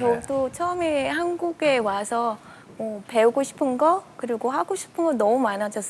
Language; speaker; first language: Korean; non-native, fluent; Vietnamese